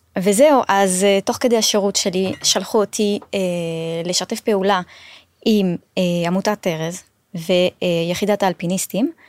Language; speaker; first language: Hebrew; non-native, fluent; French